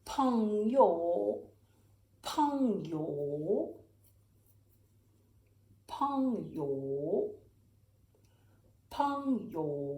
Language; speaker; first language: Chinese; non-native, learner; English